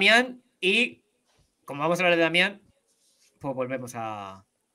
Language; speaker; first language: Spanish; native; Spanish